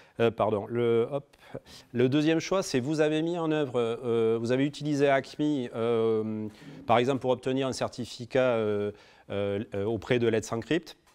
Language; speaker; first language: French; native; French